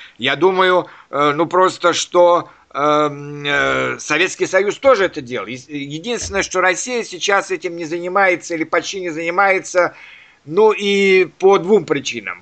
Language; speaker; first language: Russian; native; Russian